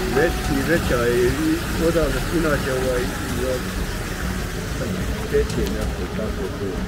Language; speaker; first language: Bosnian; native; Bosnian